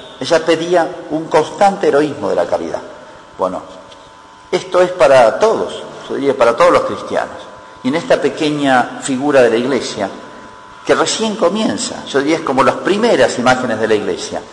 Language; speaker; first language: Spanish; native; Spanish